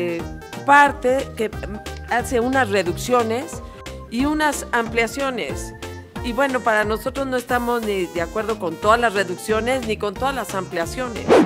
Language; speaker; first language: Spanish; native; Spanish